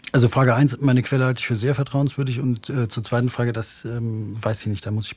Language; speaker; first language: German; native; German